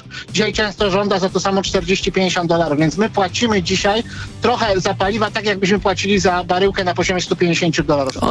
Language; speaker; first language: Polish; native; Polish